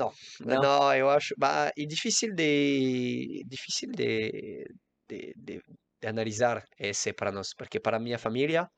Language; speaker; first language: Portuguese; non-native, learner; French